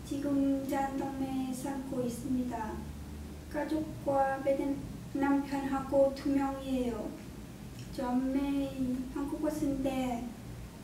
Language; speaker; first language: Korean; non-native, learner; Vietnamese